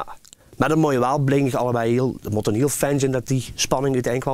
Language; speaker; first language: Dutch; native; Dutch